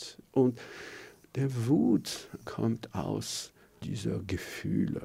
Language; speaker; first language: German; non-native, local second language; French